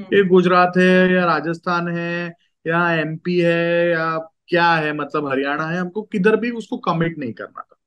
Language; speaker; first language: Hindi; non-native, local second language; Gujarati